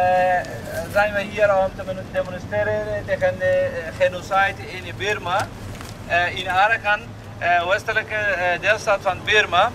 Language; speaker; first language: Dutch; non-native, fluent; Rohingya